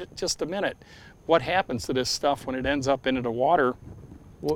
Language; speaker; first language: English; native; English